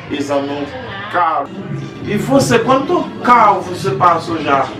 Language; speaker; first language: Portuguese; non-native, learner; Haitian Creole